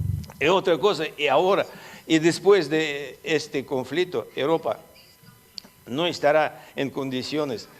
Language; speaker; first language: Spanish; non-native, fluent; Russian